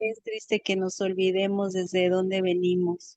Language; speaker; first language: Spanish; native; Spanish